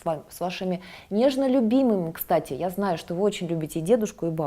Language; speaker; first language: Russian; native; Russian